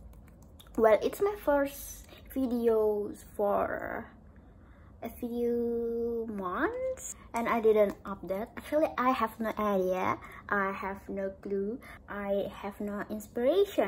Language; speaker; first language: English; non-native, learner; Indonesian